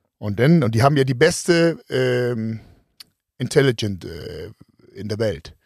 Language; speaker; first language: German; non-native, fluent; Danish